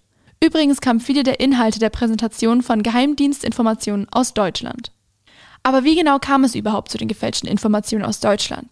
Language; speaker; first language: German; native; German